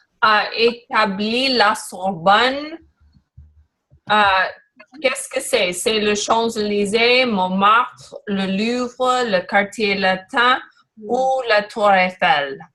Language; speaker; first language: French; non-native, learner; English